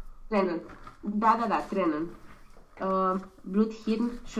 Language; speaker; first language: German; non-native, learner; Romanian